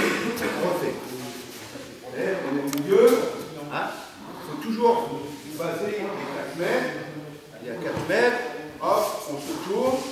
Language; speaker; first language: French; native; French